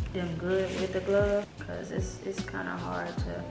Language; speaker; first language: English; native; English